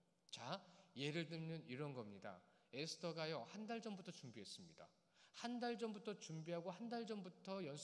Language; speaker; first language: Korean; native; Korean